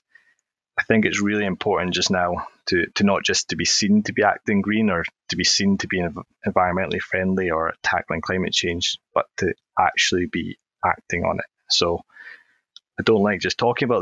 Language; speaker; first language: English; native; English